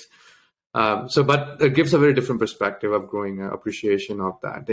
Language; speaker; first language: English; non-native, local second language; Tamil